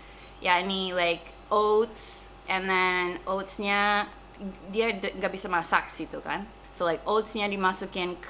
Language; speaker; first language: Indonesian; non-native, fluent; English